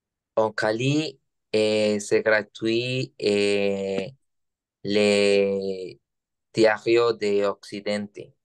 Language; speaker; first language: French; non-native, learner; Spanish